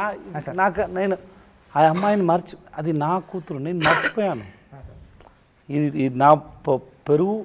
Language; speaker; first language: Telugu; non-native, learner; Tamil